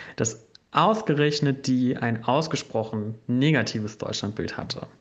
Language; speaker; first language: German; native; German